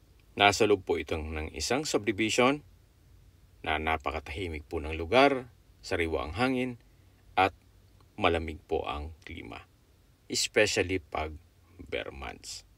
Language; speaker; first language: Filipino; native; Filipino